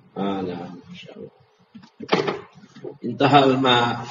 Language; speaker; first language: Arabic; non-native, fluent; Indonesian